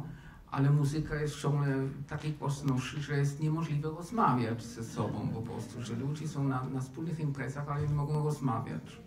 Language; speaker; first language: Polish; non-native, fluent; German